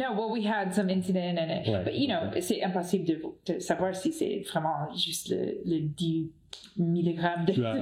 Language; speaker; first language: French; non-native, learner; English